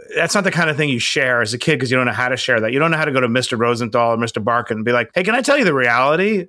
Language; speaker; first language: English; native; English